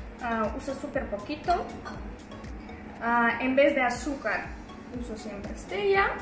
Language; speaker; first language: Spanish; non-native, fluent; Russian